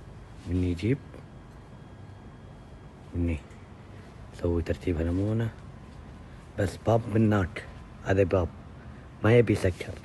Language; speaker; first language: Arabic; non-native, learner; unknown